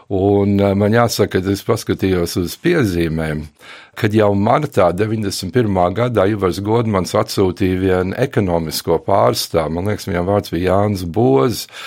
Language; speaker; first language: Latvian; early bilingual, heritage; Latvian